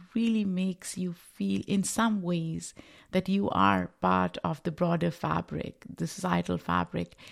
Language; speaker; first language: English; non-native, local second language; Urdu